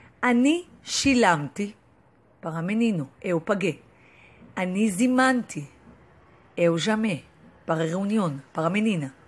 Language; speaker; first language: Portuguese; non-native, fluent; Hebrew